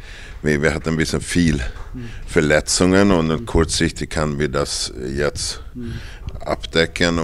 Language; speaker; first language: German; non-native, fluent; Swedish